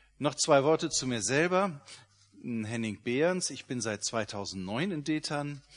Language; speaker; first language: German; native; German